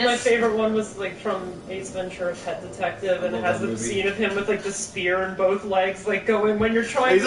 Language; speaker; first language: English; native; English